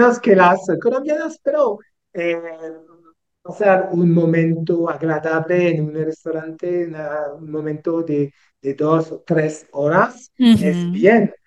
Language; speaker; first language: Spanish; non-native, learner; French